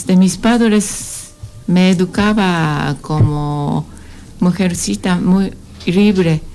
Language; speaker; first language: Spanish; non-native, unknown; Japanese